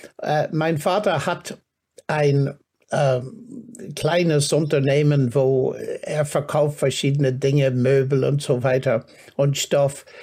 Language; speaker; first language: German; non-native, fluent; English